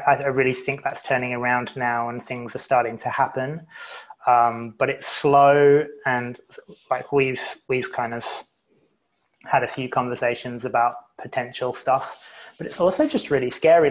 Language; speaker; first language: English; native; English